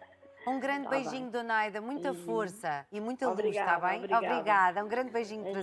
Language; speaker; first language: Portuguese; native; Portuguese